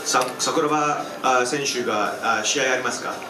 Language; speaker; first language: Japanese; non-native, learner; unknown